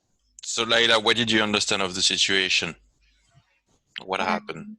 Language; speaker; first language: English; non-native, fluent; French